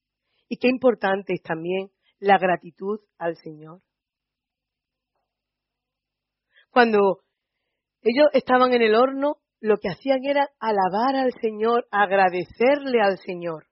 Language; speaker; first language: Spanish; native; Spanish